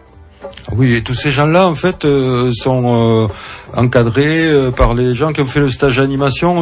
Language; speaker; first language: French; native; French